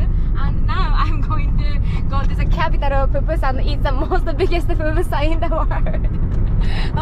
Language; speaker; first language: English; non-native, fluent; Japanese